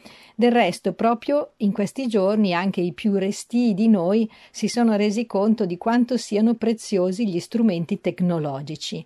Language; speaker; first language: Italian; native; Italian